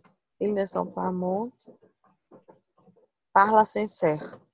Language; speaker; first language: French; non-native, learner; Portuguese